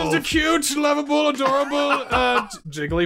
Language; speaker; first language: English; native; English